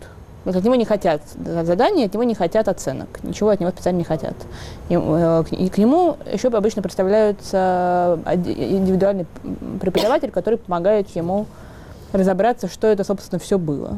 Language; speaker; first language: Russian; native; Russian